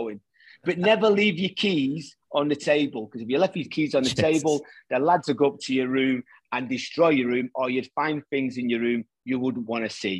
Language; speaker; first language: English; native; English